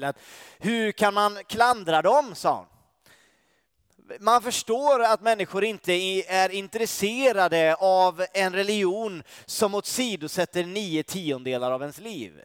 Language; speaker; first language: Swedish; native; Swedish